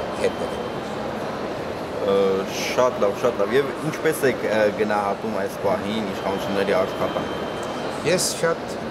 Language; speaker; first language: Armenian; native; Armenian